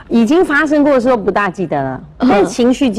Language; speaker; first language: Chinese; native; Chinese